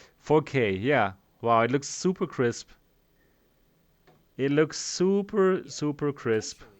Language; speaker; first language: English; non-native, fluent; German